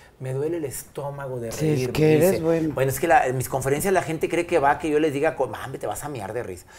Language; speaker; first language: Spanish; native; Spanish